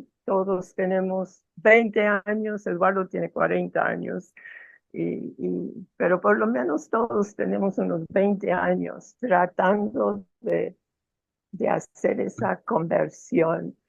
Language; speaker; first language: Spanish; non-native, fluent; English